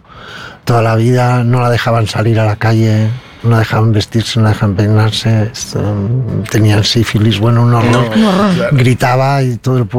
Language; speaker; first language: Spanish; non-native, local second language; Catalan